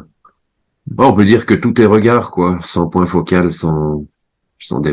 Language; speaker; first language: French; native; French